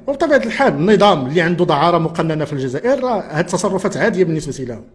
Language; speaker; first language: Arabic; native; Arabic